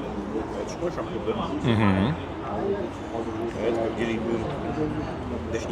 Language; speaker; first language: Russian; native; Russian